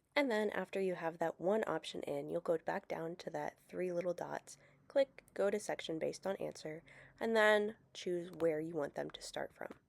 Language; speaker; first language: English; native; English